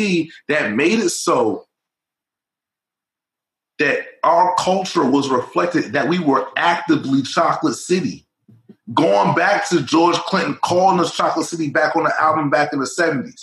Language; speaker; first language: English; native; English